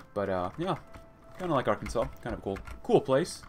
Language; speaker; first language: English; native; English